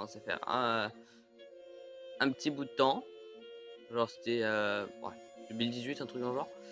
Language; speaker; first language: French; native; French